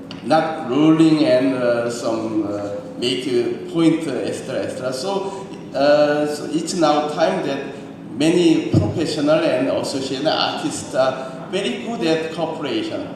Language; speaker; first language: English; non-native, learner; Korean